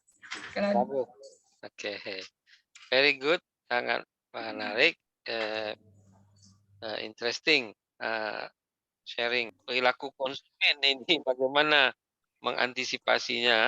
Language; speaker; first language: Malay; native; Malay